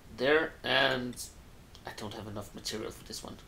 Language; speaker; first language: English; non-native, fluent; Danish